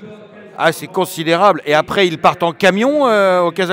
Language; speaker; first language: French; native; French